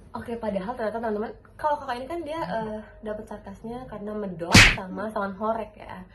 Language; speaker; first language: Indonesian; native; Indonesian